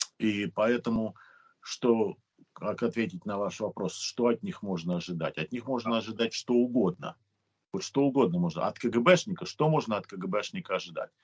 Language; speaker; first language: Russian; native; Russian